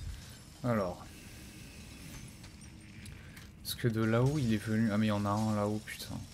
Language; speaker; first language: French; native; French